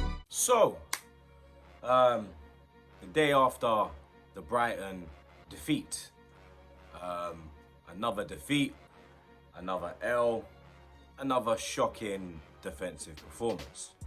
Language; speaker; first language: English; native; English